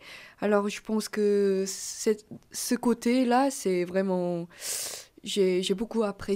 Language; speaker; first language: French; non-native, fluent; Korean